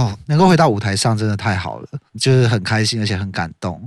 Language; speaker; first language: Chinese; native; Chinese